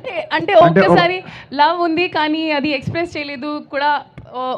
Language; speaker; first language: Telugu; non-native, learner; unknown